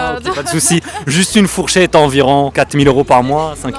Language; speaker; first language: French; native; French